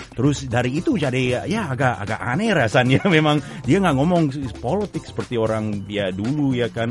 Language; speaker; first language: Indonesian; non-native, fluent; English